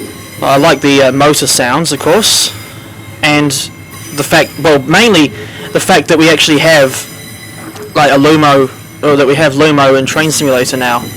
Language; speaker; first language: English; native; English